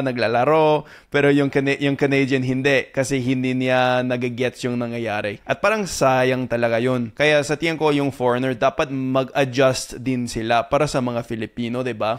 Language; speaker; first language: Filipino; non-native, fluent; English